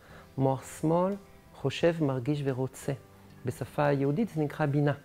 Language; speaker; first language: Hebrew; non-native, fluent; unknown